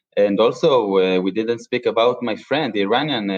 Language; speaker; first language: English; non-native, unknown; Hebrew